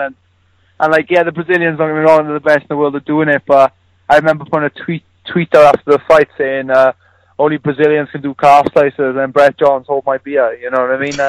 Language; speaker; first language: English; native; English